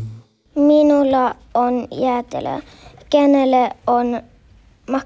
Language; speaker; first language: Finnish; early bilingual, heritage; Finnish